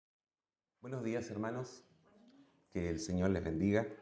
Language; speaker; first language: Spanish; native; Spanish